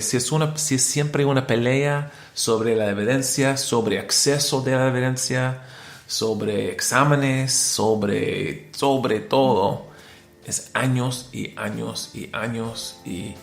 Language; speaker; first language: Spanish; non-native, learner; English